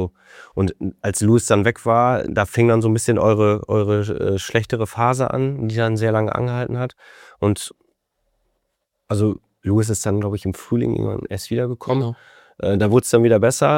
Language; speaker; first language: German; native; German